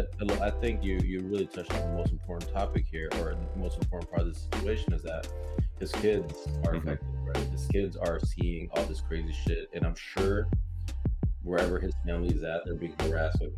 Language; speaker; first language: English; native; English